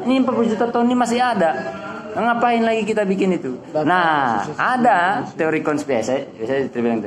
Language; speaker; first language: Indonesian; native; Indonesian